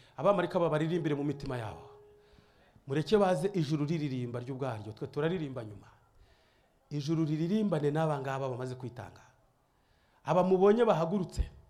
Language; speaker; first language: Kinyarwanda; native; Kinyarwanda